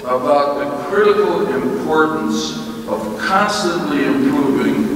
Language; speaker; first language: English; native; English